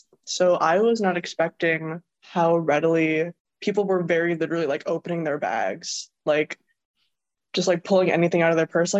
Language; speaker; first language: English; native; English